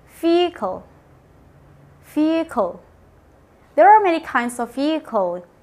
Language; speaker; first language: English; non-native, fluent; Indonesian